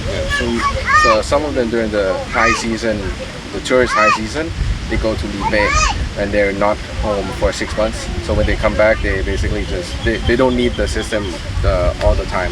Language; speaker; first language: English; non-native, fluent; Thai